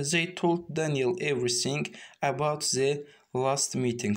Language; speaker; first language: English; non-native, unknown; Azerbaijani